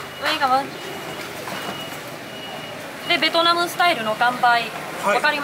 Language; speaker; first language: Japanese; non-native, fluent; Vietnamese